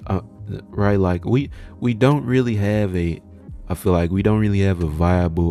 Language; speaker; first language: English; native; English